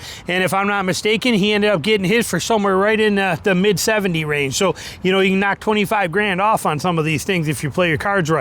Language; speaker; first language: English; native; English